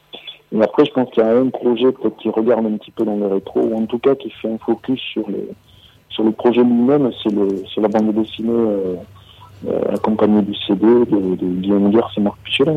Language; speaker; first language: French; native; French